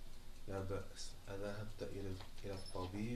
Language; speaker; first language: Arabic; non-native, learner; French